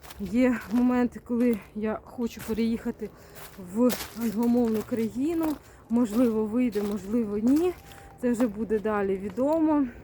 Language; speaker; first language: Ukrainian; native; Ukrainian